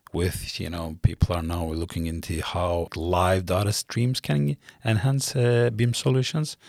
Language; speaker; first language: English; non-native, fluent; Turkish